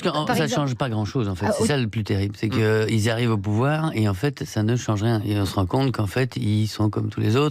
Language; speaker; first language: French; native; French